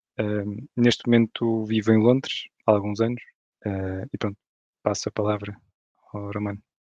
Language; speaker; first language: Portuguese; native; Portuguese